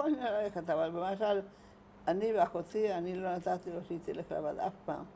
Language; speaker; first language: Hebrew; non-native, fluent; Hungarian